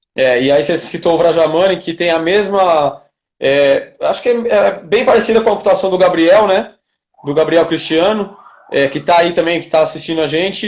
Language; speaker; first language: Portuguese; native; Portuguese